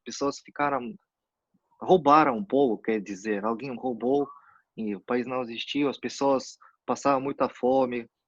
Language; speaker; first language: Portuguese; non-native, fluent; Russian